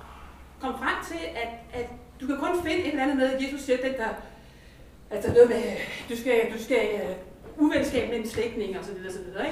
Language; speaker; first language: Danish; native; Danish